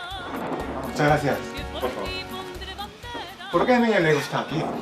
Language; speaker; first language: Spanish; non-native, learner; Korean